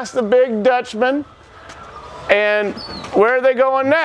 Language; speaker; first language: English; native; English